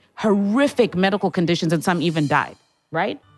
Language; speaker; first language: English; non-native, local second language; Shona